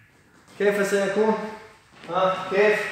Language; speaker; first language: Arabic; non-native, fluent; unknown